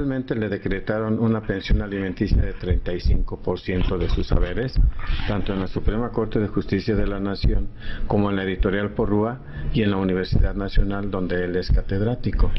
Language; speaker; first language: Spanish; native; Spanish